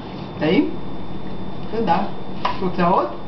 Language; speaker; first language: Hebrew; native; Hebrew